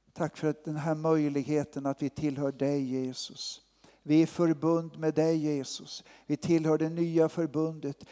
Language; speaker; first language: Swedish; native; Swedish